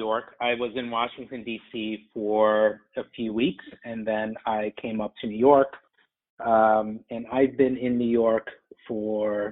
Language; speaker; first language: English; native; English